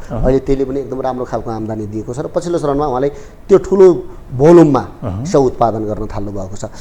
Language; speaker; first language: Nepali; native; Nepali